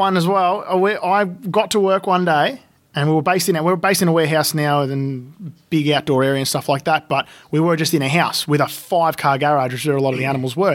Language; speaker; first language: English; native; English